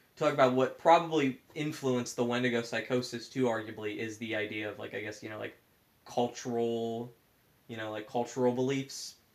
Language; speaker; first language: English; native; English